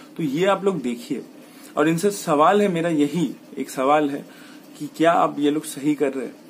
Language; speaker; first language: Hindi; non-native, local second language; Bangla